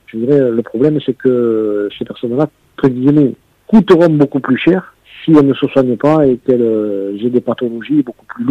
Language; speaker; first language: French; native; French